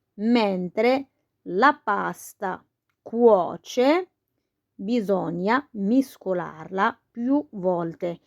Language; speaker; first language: Italian; non-native, fluent; Arabic